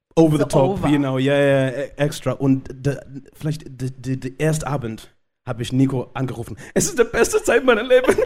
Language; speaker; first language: German; non-native, fluent; Shona